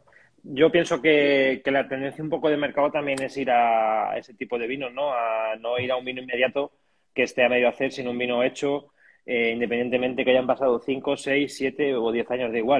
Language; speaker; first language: Spanish; native; Spanish